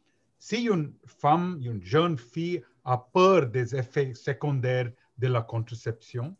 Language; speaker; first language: French; non-native, learner; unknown